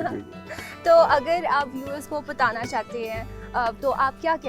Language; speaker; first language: Hindi; non-native, fluent; Chinese